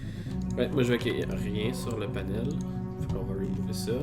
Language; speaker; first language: French; native; French